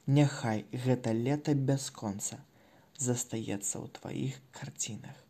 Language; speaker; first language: Belarusian; non-native, local second language; Russian